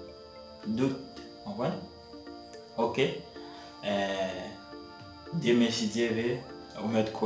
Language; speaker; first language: French; non-native, learner; Haitian Creole